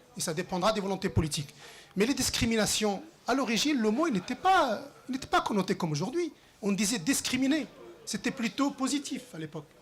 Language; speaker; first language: French; early bilingual, other home language; Riffian